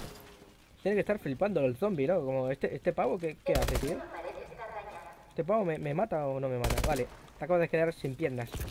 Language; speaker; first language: Spanish; native; Spanish